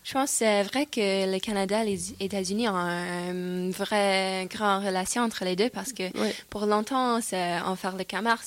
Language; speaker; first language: French; non-native, fluent; English